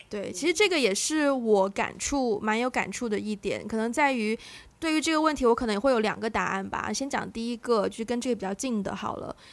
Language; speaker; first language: Chinese; native; Chinese